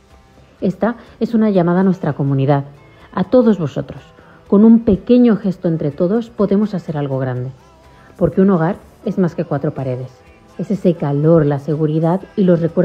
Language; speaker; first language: Spanish; native; Spanish